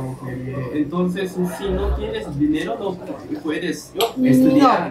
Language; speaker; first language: Spanish; non-native, learner; Japanese